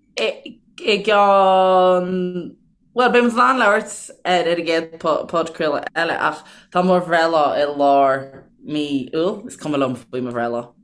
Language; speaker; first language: Irish; native; Irish